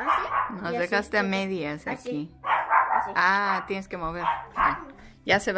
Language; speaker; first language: Spanish; native; Spanish